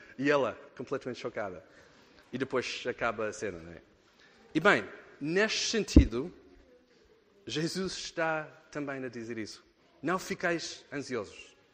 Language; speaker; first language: Portuguese; non-native, fluent; English